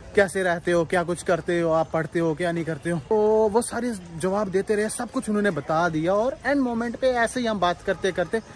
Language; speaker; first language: Hindi; native; Hindi